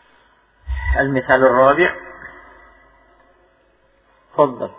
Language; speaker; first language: Arabic; non-native, fluent; Indonesian